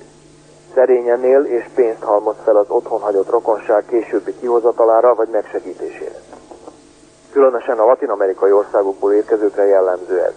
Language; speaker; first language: Hungarian; native; Hungarian